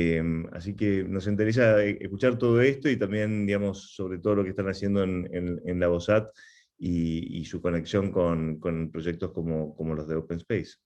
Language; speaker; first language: Spanish; native; Spanish